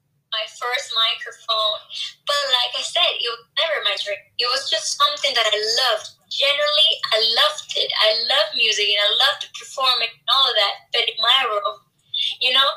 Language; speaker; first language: English; non-native, fluent; Spanish